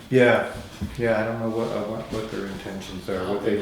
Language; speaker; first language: English; native; English